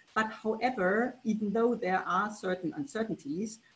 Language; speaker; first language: English; non-native, fluent; German